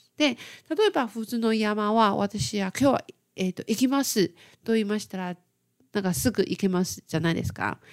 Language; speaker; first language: Japanese; non-native, fluent; Chinese